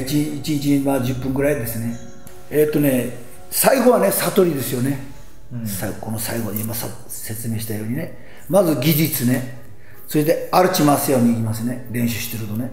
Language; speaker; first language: Japanese; native; Japanese